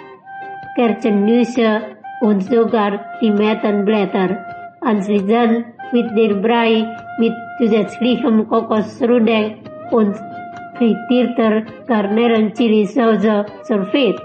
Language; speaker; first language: German; non-native, learner; Indonesian